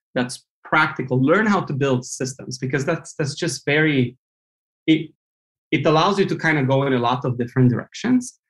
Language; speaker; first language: English; non-native, fluent; Romanian